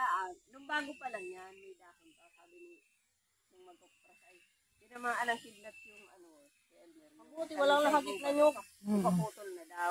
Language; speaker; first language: Filipino; native; Filipino